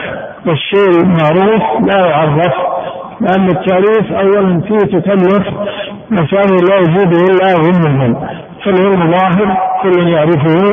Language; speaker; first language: Arabic; native; Arabic